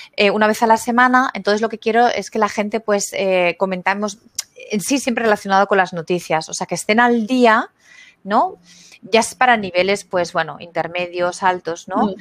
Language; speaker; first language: Spanish; native; Spanish